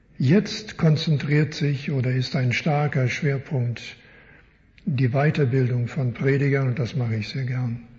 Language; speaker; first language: German; early bilingual, heritage; German